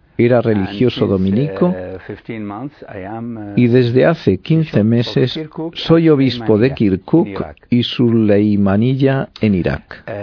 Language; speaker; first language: Spanish; non-native, fluent; Arabic